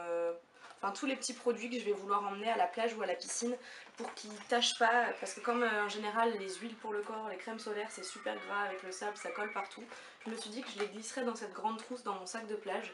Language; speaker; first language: French; native; French